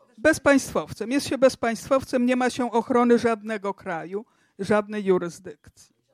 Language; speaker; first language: Polish; native; Polish